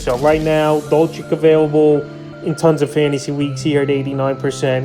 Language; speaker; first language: English; native; English